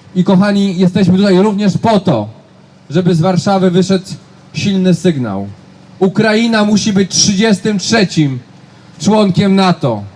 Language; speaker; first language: Polish; native; Polish